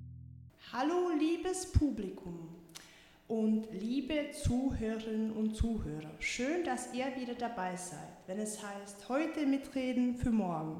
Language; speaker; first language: German; non-native, fluent; Czech